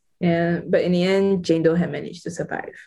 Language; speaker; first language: English; native; English